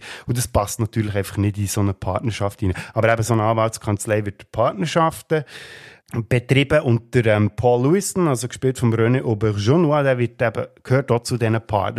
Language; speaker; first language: German; native; German